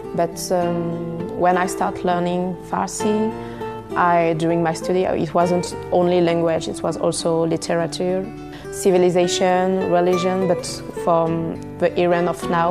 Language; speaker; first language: English; non-native, fluent; French